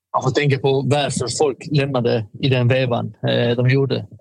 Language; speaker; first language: Swedish; native; Swedish